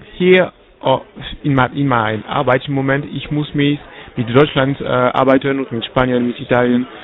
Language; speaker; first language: German; non-native, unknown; French